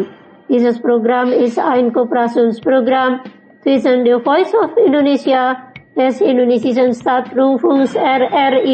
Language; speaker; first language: German; non-native, learner; Indonesian